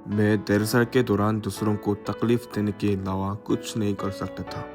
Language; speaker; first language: Urdu; non-native, learner; Korean